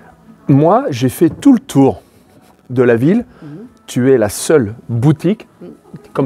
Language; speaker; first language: French; native; French